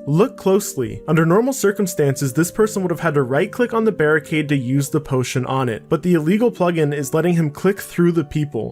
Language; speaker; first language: English; native; English